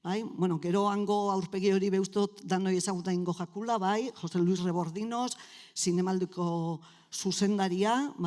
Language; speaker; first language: Basque; native; Basque